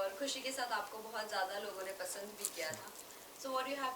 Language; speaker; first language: Hindi; native; Hindi